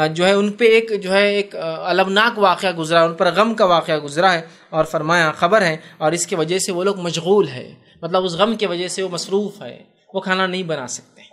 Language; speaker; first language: Urdu; non-native, local second language; Bangla